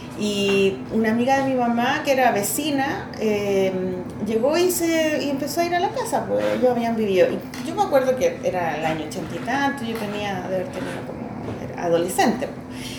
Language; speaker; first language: Spanish; native; Spanish